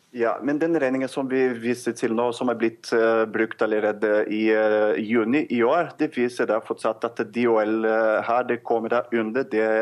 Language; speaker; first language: Norwegian; non-native, fluent; Portuguese